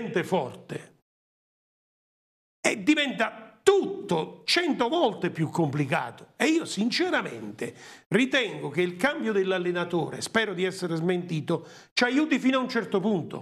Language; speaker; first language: Italian; native; Italian